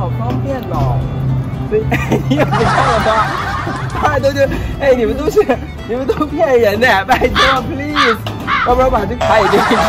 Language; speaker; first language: Chinese; native; Chinese